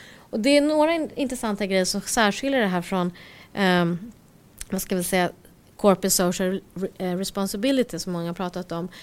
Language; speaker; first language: Swedish; early bilingual, other home language; Korean